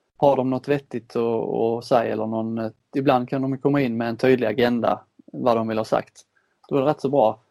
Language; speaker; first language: Swedish; native; Swedish